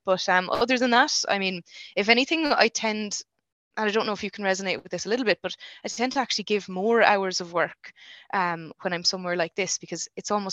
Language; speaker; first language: English; native; English